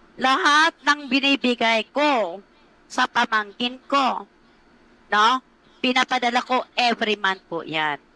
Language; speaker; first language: Filipino; non-native, local second language; Cebuano